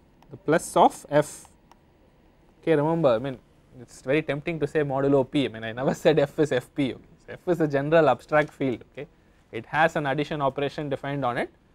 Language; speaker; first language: English; non-native, local second language; Tamil